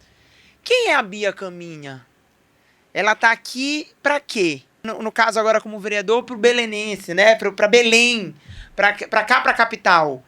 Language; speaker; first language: Portuguese; native; Portuguese